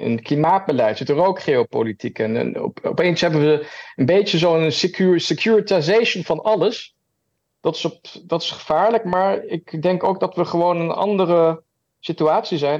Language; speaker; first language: Dutch; early bilingual, heritage; German